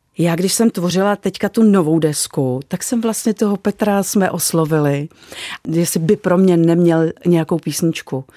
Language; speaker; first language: Czech; native; Czech